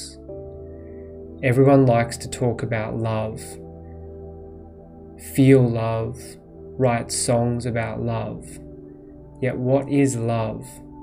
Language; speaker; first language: English; native; English